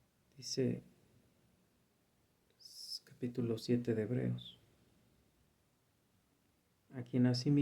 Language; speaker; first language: Spanish; native; Spanish